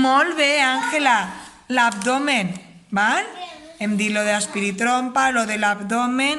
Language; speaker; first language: Catalan; native; Catalan